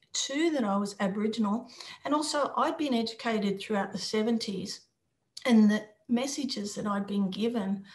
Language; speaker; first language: English; native; English